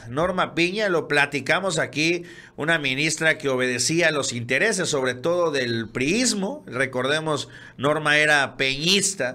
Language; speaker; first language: Spanish; native; Spanish